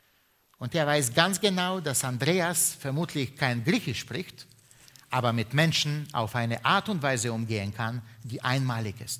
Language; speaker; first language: German; non-native, fluent; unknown